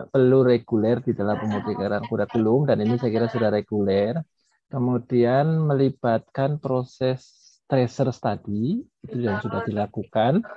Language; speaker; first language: Indonesian; non-native, local second language; Javanese